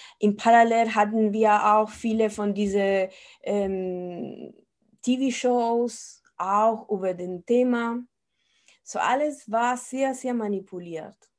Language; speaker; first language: German; non-native, fluent; Spanish